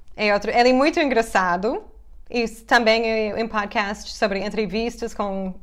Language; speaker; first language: Portuguese; non-native, fluent; English